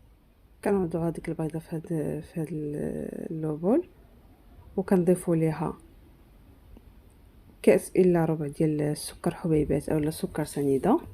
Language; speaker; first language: Arabic; native; Arabic